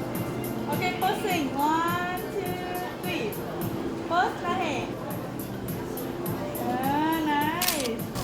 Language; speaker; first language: English; non-native, fluent; Vietnamese